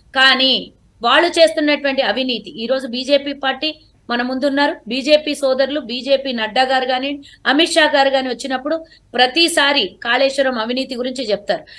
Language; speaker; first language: Telugu; native; Telugu